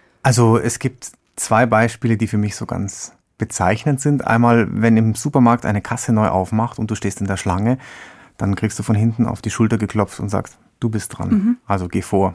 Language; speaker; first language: German; native; German